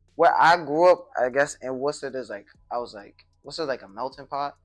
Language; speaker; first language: English; native; English